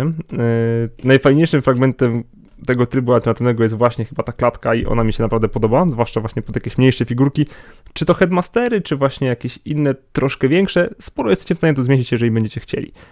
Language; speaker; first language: Polish; native; Polish